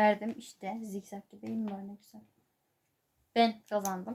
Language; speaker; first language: Turkish; native; Turkish